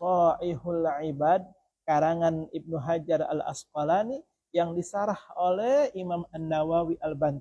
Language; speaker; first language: Indonesian; native; Indonesian